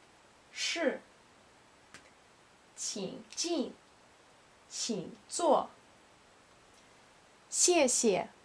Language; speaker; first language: Chinese; non-native, learner; English